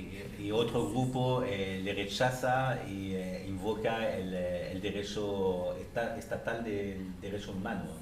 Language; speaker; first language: Spanish; native; Spanish